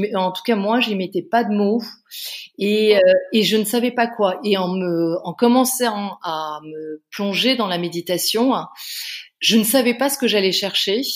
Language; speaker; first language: French; native; French